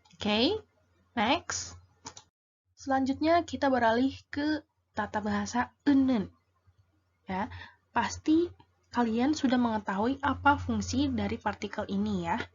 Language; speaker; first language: Indonesian; native; Indonesian